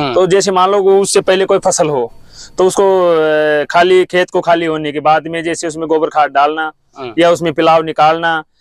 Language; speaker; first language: Hindi; native; Hindi